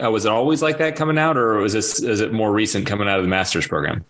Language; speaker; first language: English; native; English